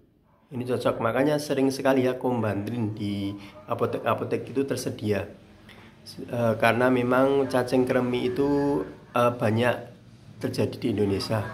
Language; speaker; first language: Indonesian; native; Indonesian